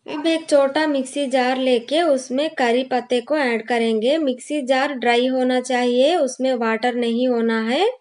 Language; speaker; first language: Hindi; non-native, local second language; Kannada